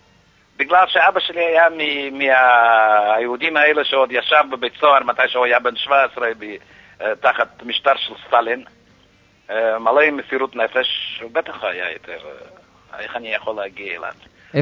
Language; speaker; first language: Hebrew; non-native, fluent; Yiddish